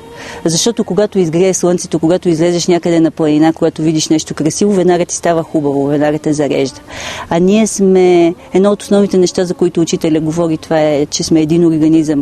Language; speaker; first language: Bulgarian; native; Bulgarian